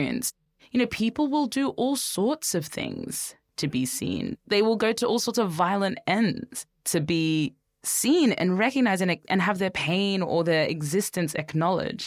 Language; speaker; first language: English; native; English